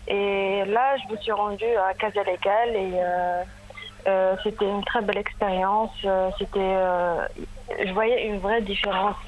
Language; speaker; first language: French; non-native, local second language; Arabic